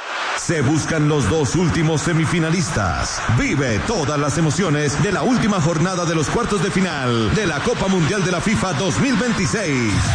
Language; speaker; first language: Spanish; native; Spanish